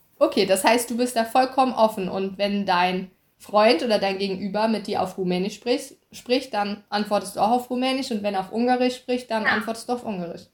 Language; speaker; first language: German; native; German